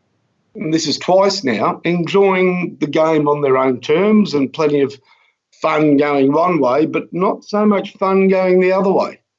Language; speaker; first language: English; native; English